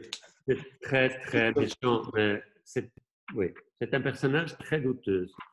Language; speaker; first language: French; non-native, local second language; German